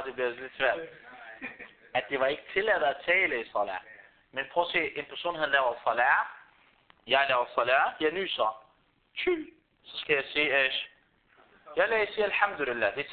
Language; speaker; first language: Danish; early bilingual, other home language; Arabic